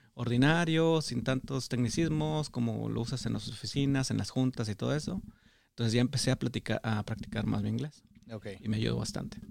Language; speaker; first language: Spanish; native; Spanish